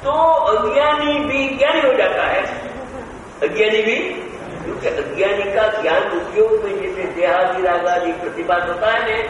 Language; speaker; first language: Hindi; non-native, local second language; Gujarati